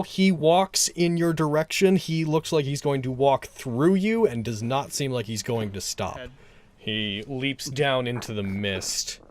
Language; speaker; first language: English; native; English